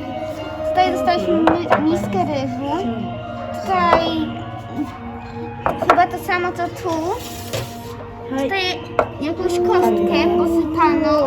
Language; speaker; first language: Polish; early bilingual, heritage; Polish